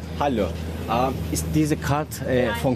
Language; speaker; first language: German; non-native, learner; Turkish